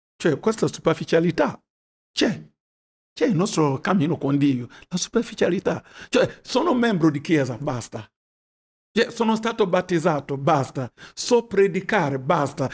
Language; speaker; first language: Italian; non-native, fluent; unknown